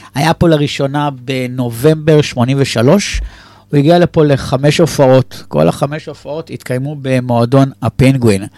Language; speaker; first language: Hebrew; native; Hebrew